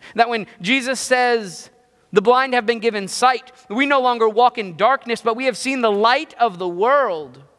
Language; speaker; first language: English; native; English